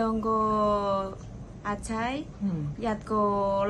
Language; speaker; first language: Cantonese; non-native, learner; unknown